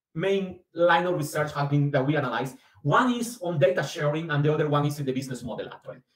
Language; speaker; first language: English; non-native, fluent; Spanish